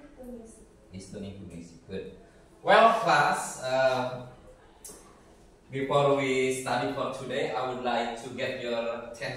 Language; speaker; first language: English; non-native, fluent; Indonesian